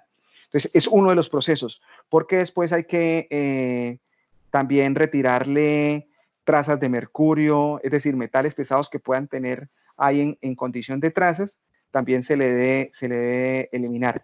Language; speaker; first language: Spanish; native; Spanish